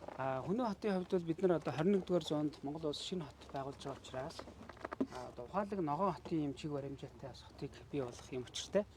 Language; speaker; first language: Mongolian; native; Mongolian